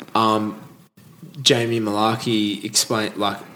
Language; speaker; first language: English; native; English